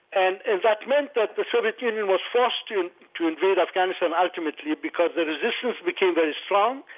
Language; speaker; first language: English; non-native, fluent; Persian